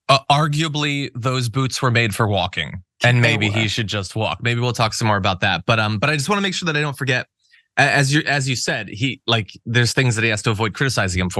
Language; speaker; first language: English; native; English